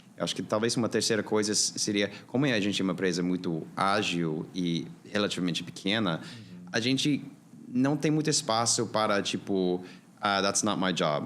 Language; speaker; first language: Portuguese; non-native, fluent; English